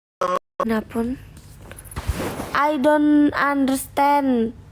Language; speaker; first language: English; non-native, learner; Indonesian